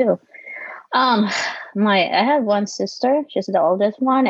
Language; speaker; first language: English; non-native, local second language; Filipino